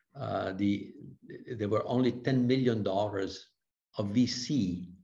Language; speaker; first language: English; non-native, fluent; Italian